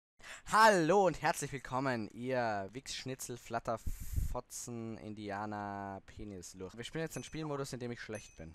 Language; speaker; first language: German; native; German